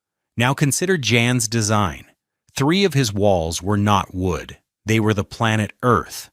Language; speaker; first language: English; native; English